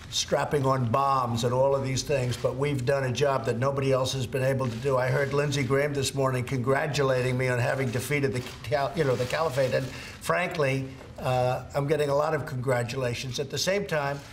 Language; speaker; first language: English; native; English